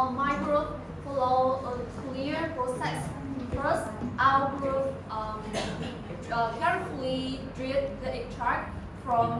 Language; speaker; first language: English; non-native, learner; Vietnamese